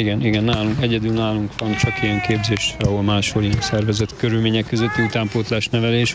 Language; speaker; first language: Hungarian; native; Hungarian